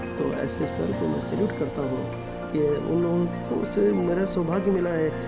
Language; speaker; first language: Hindi; native; Hindi